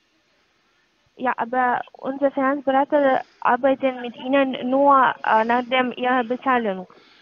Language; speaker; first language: German; non-native, learner; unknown